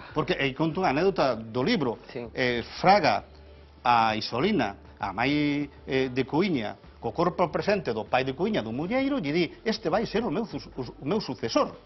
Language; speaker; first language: Galician; native; Galician